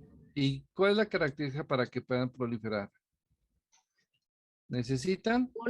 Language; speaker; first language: Spanish; native; Spanish